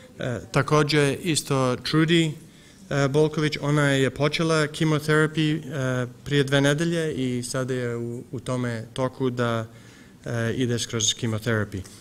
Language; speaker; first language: Serbian; early bilingual, heritage; Serbian